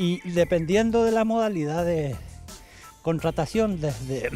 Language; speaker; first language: Spanish; native; Spanish